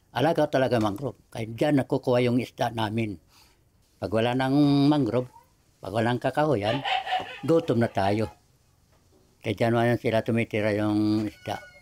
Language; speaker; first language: Filipino; non-native, local second language; Waray